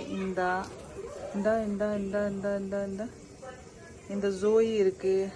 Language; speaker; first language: Tamil; non-native, local second language; Urdu